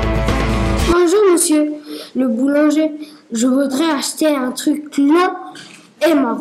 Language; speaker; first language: French; non-native, learner; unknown